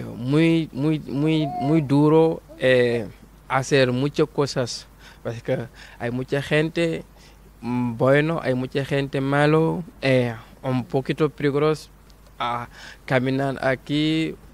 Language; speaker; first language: Spanish; non-native, learner; Wolof